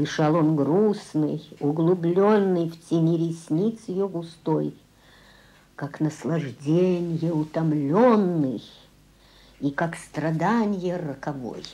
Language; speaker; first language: Russian; native; Russian